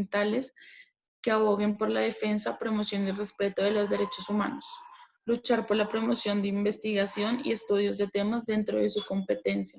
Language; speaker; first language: Spanish; native; Spanish